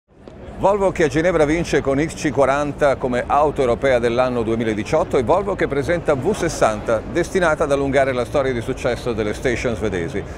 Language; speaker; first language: Italian; native; Italian